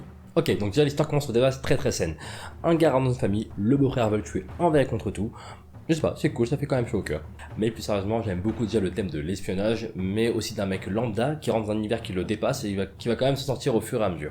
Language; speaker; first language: French; native; French